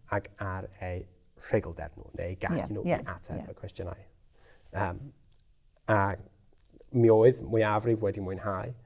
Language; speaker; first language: Welsh; native; Welsh